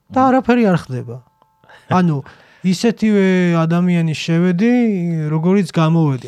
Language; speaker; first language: Georgian; native; Georgian